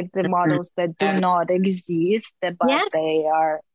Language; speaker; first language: English; non-native, fluent; Russian